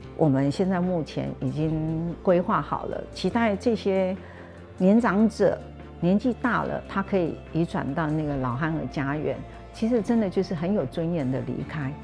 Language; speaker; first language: Chinese; non-native, local second language; Hakka Chinese